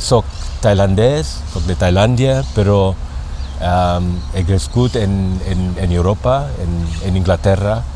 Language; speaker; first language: Catalan; non-native, learner; Thai